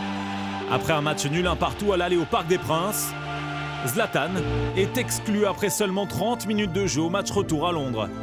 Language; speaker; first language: French; native; French